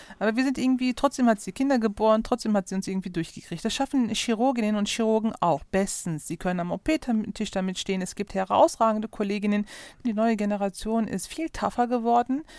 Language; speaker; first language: German; early bilingual, other home language; Turkish